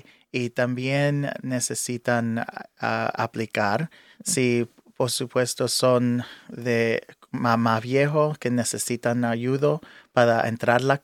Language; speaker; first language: Spanish; early bilingual, heritage; English